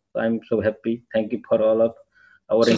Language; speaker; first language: Hindi; non-native, learner; Nepali